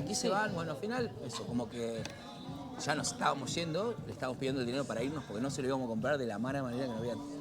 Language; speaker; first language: Spanish; native; Spanish